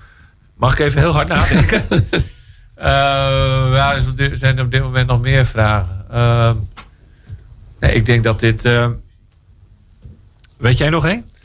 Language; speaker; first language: Dutch; native; Dutch